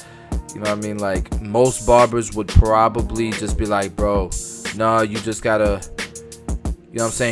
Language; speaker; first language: English; native; English